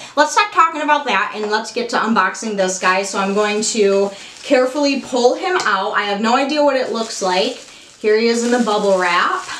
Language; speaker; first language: English; native; English